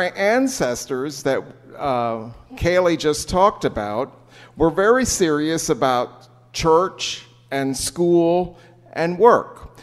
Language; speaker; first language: English; early bilingual, other home language; German